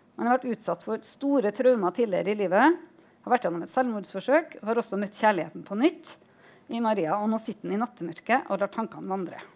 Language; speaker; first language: Norwegian; native; Norwegian